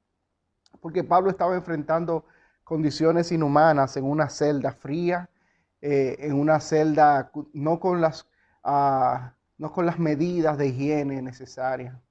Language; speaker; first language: Spanish; native; Spanish